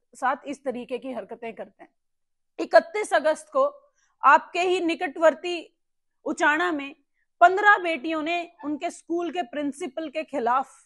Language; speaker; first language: Hindi; native; Hindi